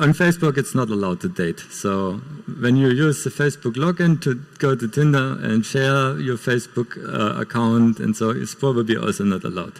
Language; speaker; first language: English; non-native, fluent; German